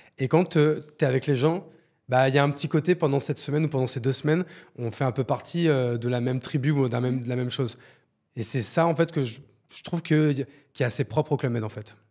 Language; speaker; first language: French; native; French